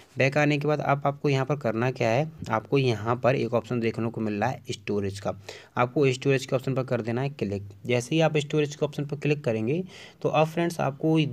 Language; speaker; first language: Hindi; native; Hindi